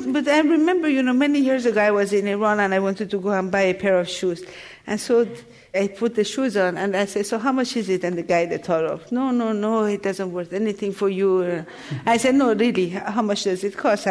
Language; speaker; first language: English; non-native, fluent; Persian